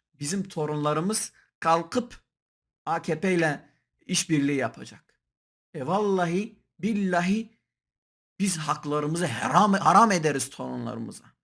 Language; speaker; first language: Turkish; non-native, local second language; Kurdish